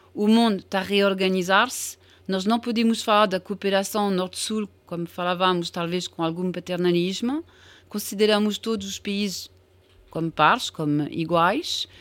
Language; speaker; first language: Portuguese; non-native, fluent; French